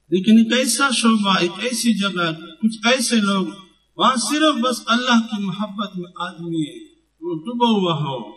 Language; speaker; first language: Urdu; non-native, local second language; Pashto